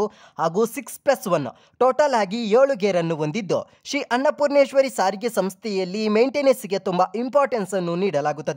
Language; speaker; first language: Kannada; native; Kannada